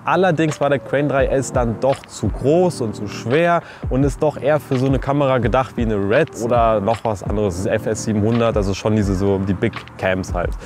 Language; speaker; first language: German; early bilingual, other home language; Russian